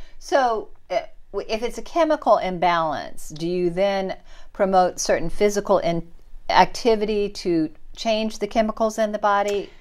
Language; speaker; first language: English; native; English